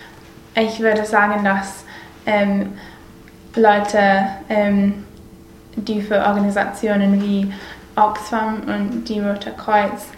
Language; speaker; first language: German; non-native, learner; English